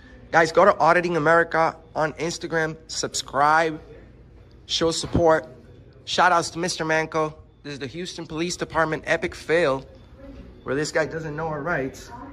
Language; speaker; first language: English; early bilingual, other home language; Spanish